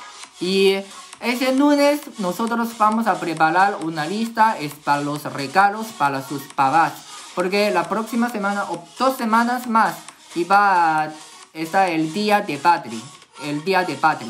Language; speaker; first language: Spanish; non-native, learner; Chinese